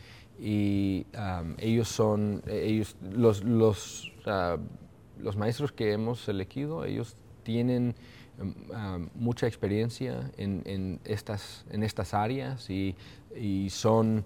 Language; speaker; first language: Spanish; early bilingual, heritage; Spanish